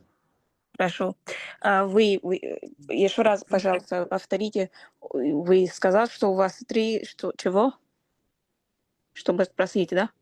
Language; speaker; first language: Russian; non-native, learner; Portuguese